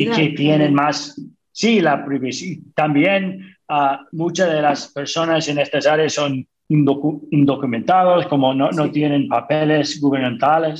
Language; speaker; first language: Spanish; non-native, fluent; English